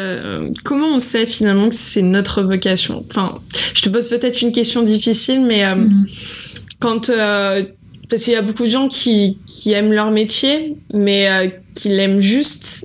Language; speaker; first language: French; native; French